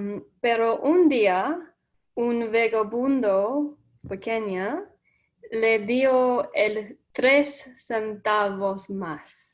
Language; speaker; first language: Spanish; non-native, learner; English